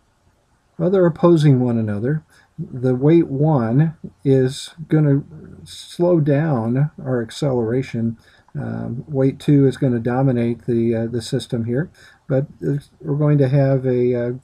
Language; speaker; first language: English; native; English